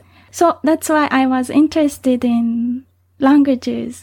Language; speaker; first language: English; non-native, fluent; Japanese